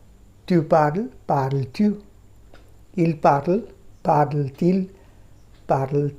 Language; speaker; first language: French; non-native, fluent; Bangla